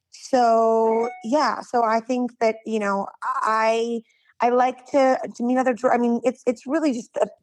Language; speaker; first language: English; native; English